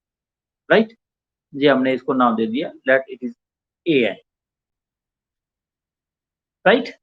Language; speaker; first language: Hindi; non-native, local second language; Punjabi